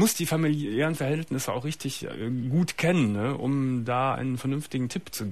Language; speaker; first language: German; native; German